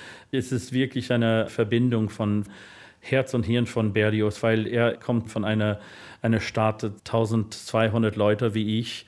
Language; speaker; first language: German; non-native, fluent; English